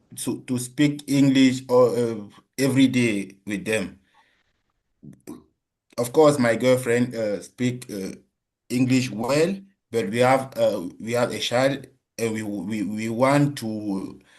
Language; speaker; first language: English; non-native, learner; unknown